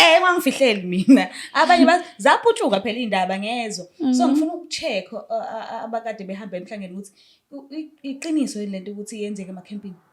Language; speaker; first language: Zulu; native; Zulu